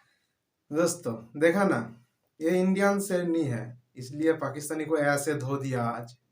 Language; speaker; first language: Hindi; non-native, local second language; Bangla